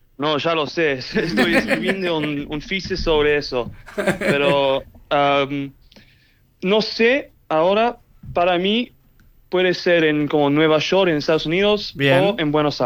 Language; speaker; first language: Spanish; early bilingual, heritage; English